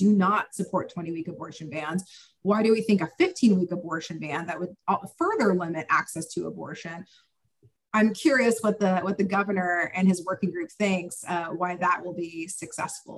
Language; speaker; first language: English; native; English